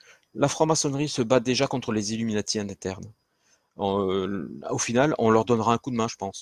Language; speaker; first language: French; native; French